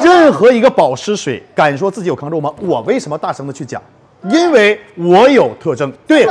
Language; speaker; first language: Chinese; native; Chinese